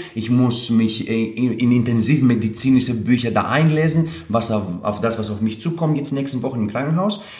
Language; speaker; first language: German; non-native, fluent; Greek